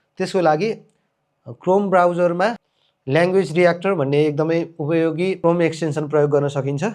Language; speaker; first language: Nepali; native; Nepali